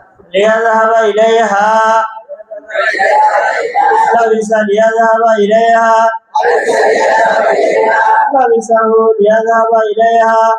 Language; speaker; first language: Arabic; non-native, fluent; Bangla